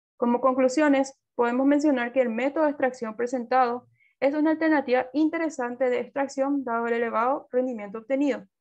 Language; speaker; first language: Spanish; native; Spanish